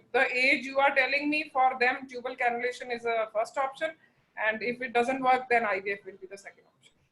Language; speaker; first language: English; non-native, local second language; Punjabi